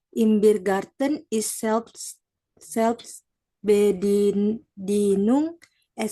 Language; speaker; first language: German; non-native, learner; Indonesian